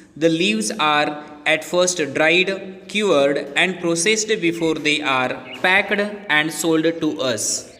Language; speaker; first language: English; non-native, local second language; Marathi